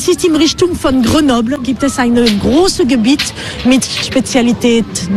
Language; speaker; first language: German; non-native, fluent; French